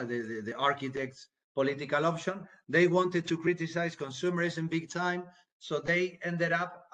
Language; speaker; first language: English; non-native, fluent; Spanish